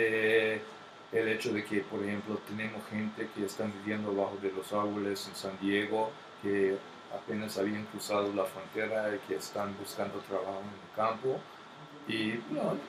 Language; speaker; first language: Spanish; non-native, fluent; English